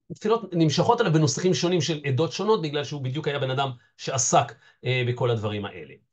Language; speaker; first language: Hebrew; native; Hebrew